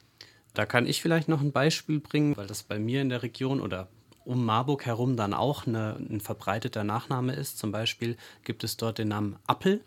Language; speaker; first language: German; native; German